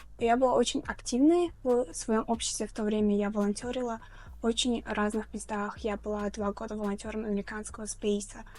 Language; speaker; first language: Russian; non-native, local second language; Tajik